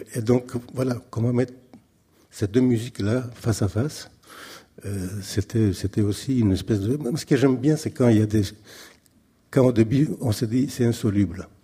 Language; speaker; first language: French; non-native, fluent; Greek